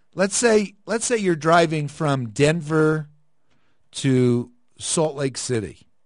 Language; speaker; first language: English; native; English